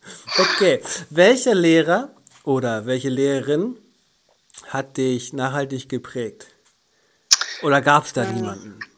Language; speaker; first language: German; native; German